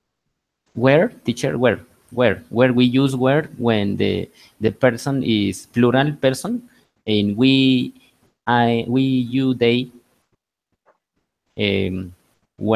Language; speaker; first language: English; non-native, learner; Spanish